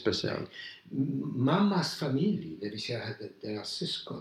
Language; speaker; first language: Swedish; non-native, fluent; Polish